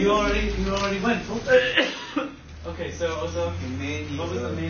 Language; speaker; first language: English; native; English